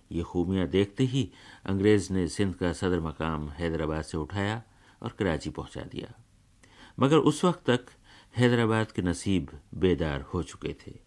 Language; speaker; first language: Urdu; native; Urdu